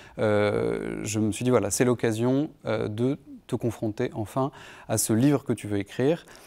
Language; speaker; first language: French; native; French